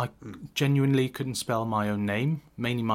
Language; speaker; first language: English; native; English